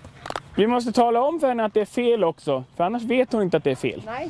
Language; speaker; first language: Swedish; native; Swedish